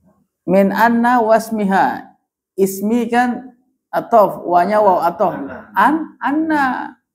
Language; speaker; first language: Arabic; non-native, fluent; Indonesian